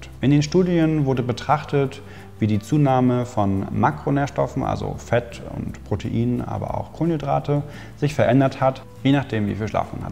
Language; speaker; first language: German; native; German